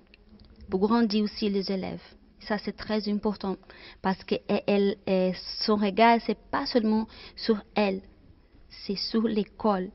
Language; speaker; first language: French; non-native, fluent; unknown